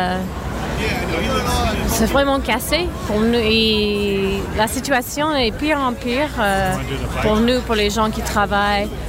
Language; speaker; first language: French; non-native, fluent; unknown